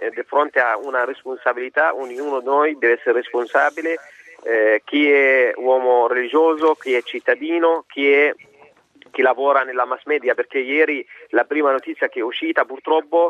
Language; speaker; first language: Italian; non-native, fluent; Arabic